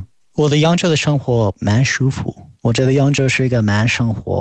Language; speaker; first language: Chinese; non-native, fluent; English